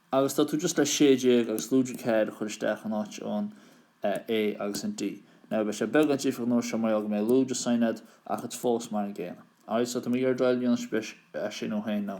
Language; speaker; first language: Irish; native; Irish